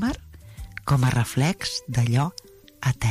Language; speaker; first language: Catalan; native; Catalan